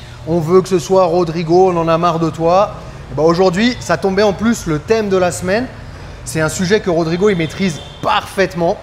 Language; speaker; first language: French; native; French